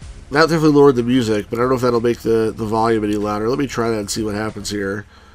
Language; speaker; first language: English; native; English